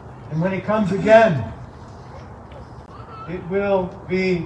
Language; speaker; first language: English; native; English